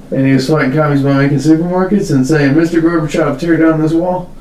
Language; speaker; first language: English; native; English